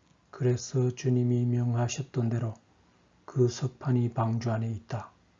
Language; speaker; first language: Korean; native; Korean